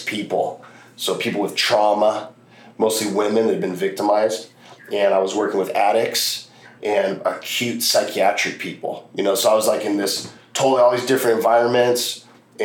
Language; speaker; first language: English; native; English